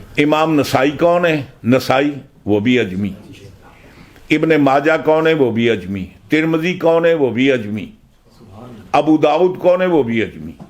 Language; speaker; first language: Urdu; non-native, local second language; Punjabi